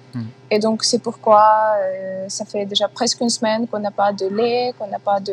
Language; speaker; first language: French; non-native, fluent; Ukrainian